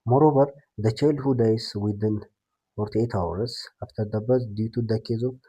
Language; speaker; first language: English; non-native, local second language; Amharic